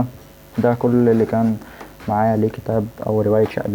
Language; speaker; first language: Arabic; native; Arabic